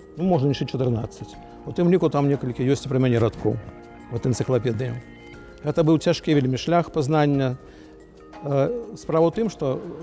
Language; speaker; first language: Belarusian; native; Belarusian